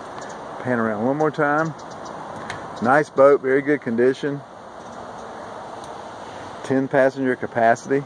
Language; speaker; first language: English; native; English